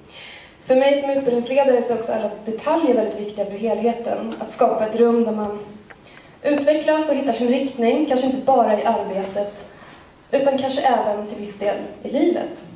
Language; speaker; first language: Swedish; native; Swedish